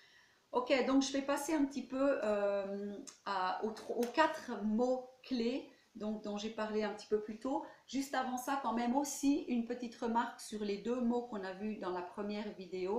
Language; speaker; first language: French; native; French